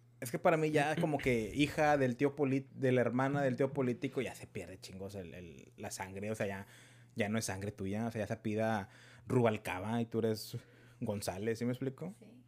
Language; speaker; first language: Spanish; early bilingual, heritage; Spanish